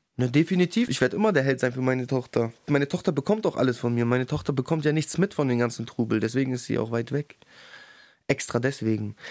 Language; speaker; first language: German; early bilingual, other home language; Russian